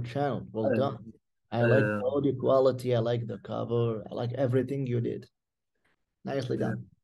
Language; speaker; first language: English; non-native, fluent; Arabic